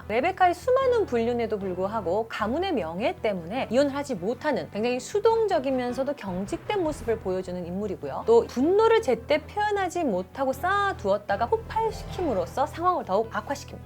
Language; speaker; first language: Korean; native; Korean